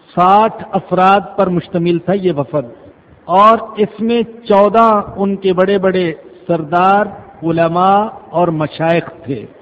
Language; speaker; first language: Urdu; non-native, local second language; Punjabi